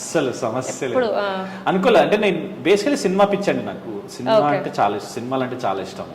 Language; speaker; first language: Telugu; native; Telugu